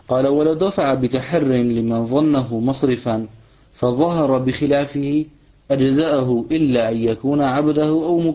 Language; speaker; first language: Arabic; native; Arabic